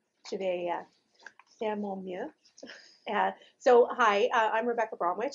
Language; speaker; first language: French; non-native, learner; English